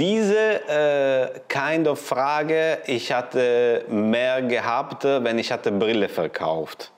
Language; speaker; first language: German; non-native, learner; Italian